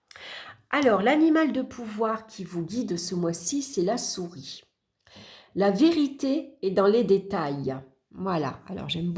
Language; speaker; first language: French; native; French